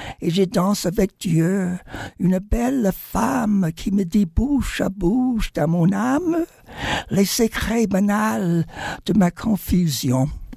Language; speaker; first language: French; non-native, fluent; English